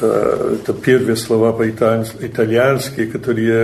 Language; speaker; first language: Russian; non-native, learner; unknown